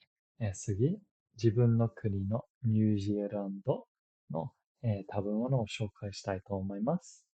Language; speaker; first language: Japanese; non-native, fluent; English